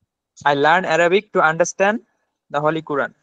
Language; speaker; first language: English; non-native, learner; Bangla